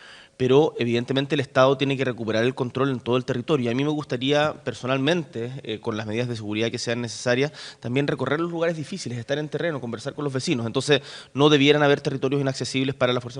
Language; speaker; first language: Spanish; native; Spanish